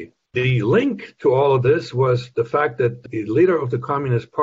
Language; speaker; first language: English; non-native, fluent; German